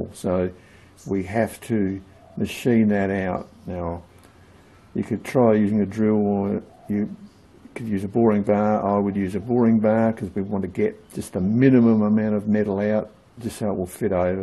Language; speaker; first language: English; native; English